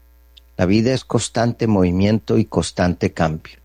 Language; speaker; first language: Spanish; native; Spanish